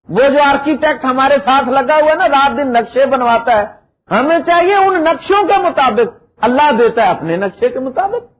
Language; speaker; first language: Urdu; non-native, local second language; Punjabi